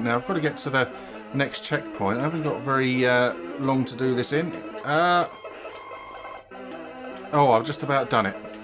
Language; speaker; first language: English; native; English